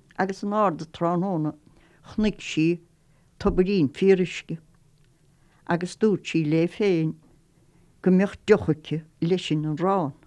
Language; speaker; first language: Irish; native; Irish